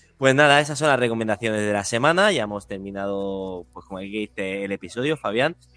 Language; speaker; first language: Spanish; native; Spanish